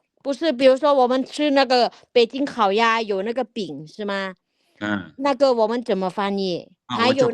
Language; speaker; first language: Chinese; non-native, fluent; Lao